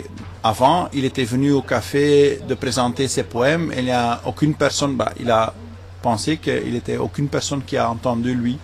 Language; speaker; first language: French; non-native, local second language; Dutch